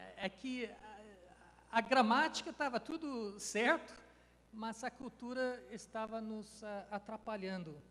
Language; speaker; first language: Portuguese; non-native, fluent; English